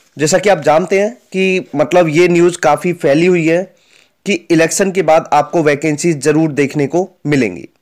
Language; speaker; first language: Hindi; native; Hindi